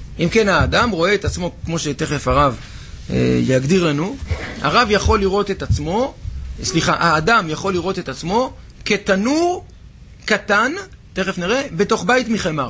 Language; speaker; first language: Hebrew; native; Hebrew